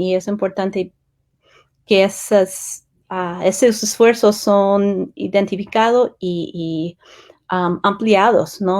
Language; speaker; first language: Spanish; non-native, fluent; English